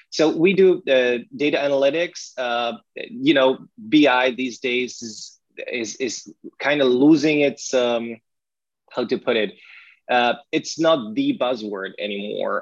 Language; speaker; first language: English; non-native, fluent; Czech